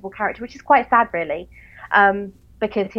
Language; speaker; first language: English; native; English